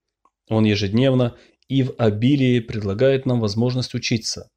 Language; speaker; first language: Russian; native; Russian